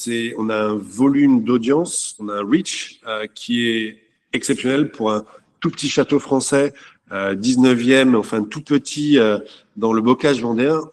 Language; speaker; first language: French; native; French